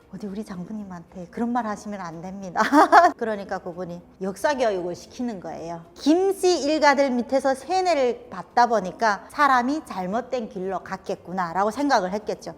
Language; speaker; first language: Korean; native; Korean